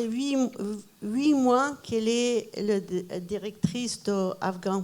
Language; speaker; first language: French; non-native, fluent; Persian